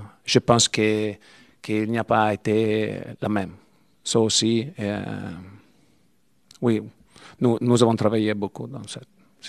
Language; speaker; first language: French; non-native, learner; Italian